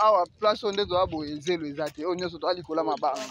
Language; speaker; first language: Lingala; native; Lingala